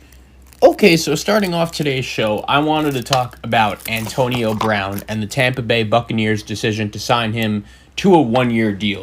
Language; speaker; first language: English; native; English